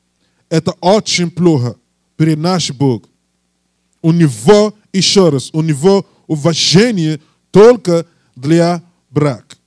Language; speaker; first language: Russian; non-native, learner; English